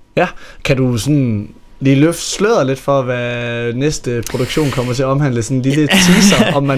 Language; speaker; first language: Danish; native; Danish